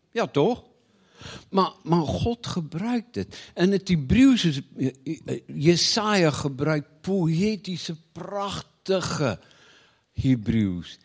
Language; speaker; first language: Dutch; non-native, fluent; Afrikaans